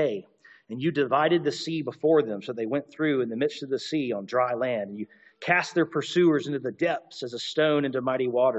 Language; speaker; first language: English; native; English